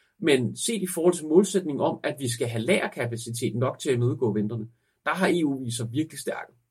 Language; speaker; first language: Danish; native; Danish